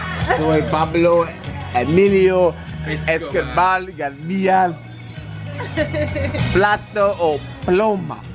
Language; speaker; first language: Spanish; non-native, learner; English